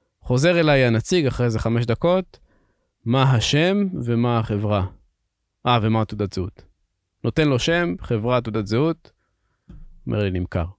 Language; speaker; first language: Hebrew; native; Hebrew